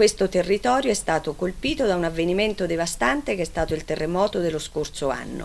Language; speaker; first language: Italian; native; Italian